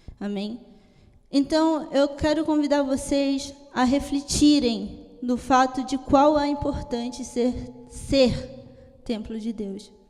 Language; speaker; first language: Portuguese; early bilingual, heritage; Italian